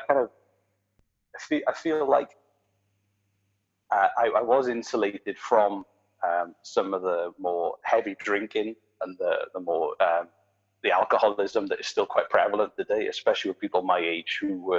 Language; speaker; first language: English; native; English